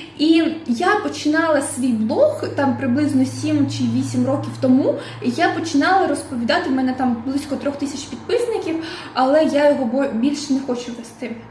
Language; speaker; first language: Ukrainian; non-native, local second language; Russian